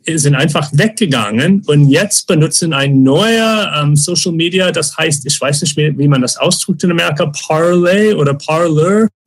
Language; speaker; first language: German; non-native, fluent; English